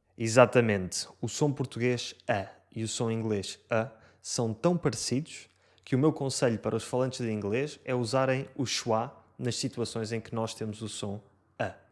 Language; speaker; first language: Portuguese; native; Portuguese